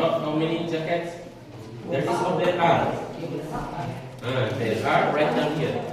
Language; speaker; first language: English; non-native, learner; Indonesian